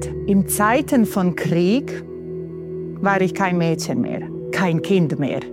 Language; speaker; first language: German; non-native, fluent; Bosnian